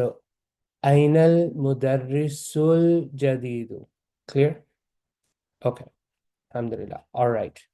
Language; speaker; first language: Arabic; non-native, fluent; English